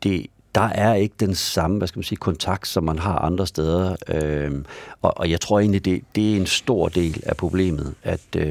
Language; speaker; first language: Danish; native; Danish